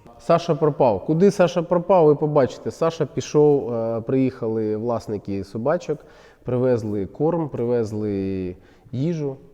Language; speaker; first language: Ukrainian; non-native, local second language; Russian